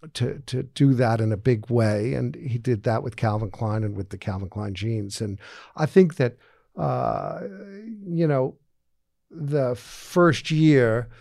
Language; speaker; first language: English; native; English